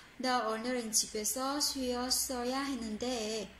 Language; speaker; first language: Korean; non-native, fluent; Vietnamese